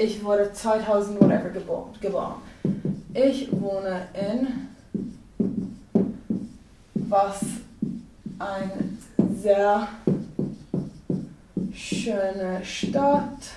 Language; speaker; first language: German; non-native, fluent; English